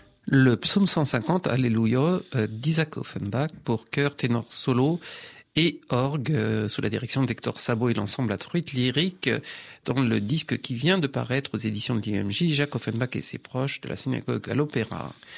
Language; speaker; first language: French; native; French